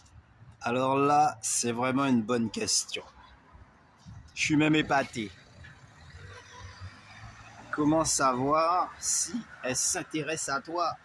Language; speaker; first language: French; native; French